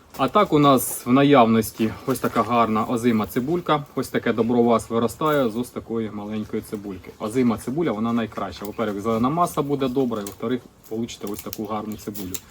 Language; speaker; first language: Ukrainian; native; Ukrainian